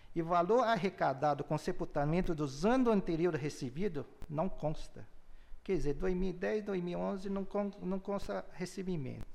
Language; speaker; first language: Portuguese; early bilingual, other home language; Chinese